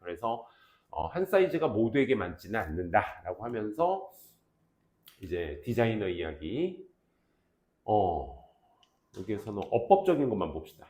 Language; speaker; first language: Korean; native; Korean